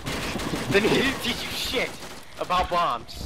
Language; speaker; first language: English; native; English